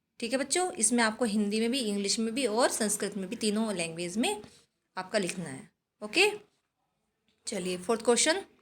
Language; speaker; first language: Hindi; native; Hindi